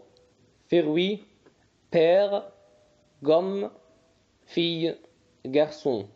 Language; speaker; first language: French; non-native, fluent; Arabic